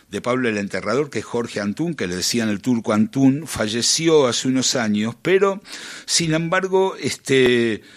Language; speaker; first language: Spanish; native; Spanish